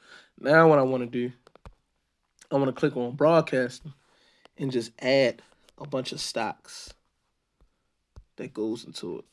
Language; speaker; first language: English; native; English